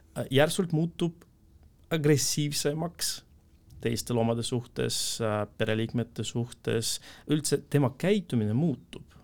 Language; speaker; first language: Estonian; non-native, local second language; Russian